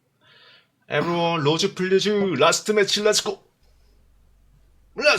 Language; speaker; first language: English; non-native, learner; Korean